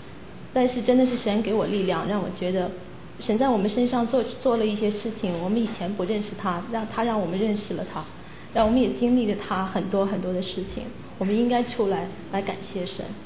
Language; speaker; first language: Chinese; native; Chinese